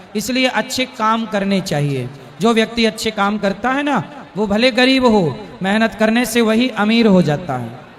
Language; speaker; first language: Hindi; native; Hindi